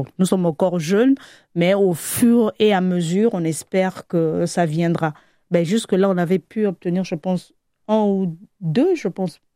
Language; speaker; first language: French; native; French